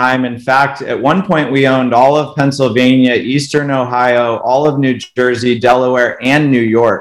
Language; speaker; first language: English; native; English